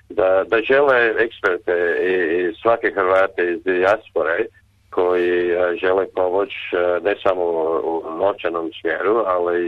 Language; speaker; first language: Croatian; early bilingual, heritage; Croatian